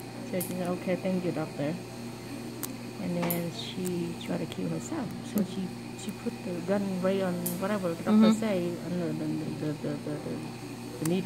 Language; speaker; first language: English; non-native, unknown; Vietnamese